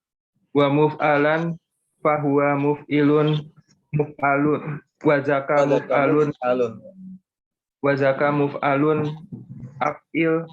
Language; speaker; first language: Arabic; non-native, learner; Indonesian